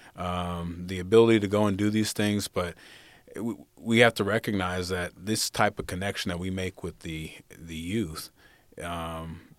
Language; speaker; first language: English; native; English